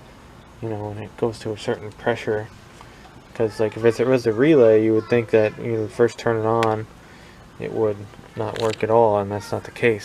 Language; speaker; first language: English; native; English